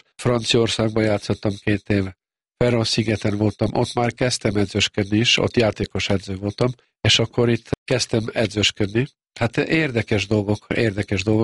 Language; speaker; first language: Hungarian; non-native, local second language; Serbian